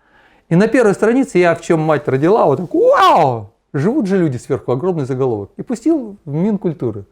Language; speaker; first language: Russian; native; Russian